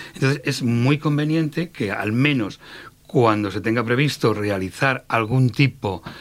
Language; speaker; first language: Spanish; native; Spanish